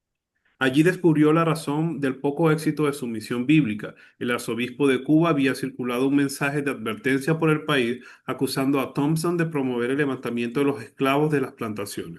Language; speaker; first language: Spanish; native; Spanish